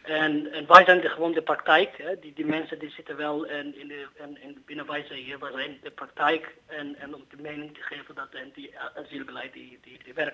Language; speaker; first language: Dutch; non-native, learner; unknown